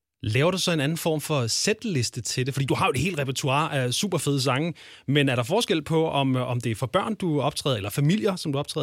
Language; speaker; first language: Danish; native; Danish